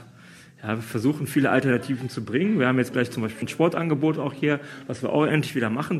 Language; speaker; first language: German; native; German